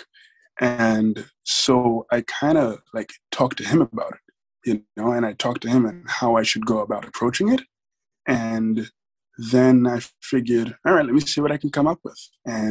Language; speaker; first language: English; native; English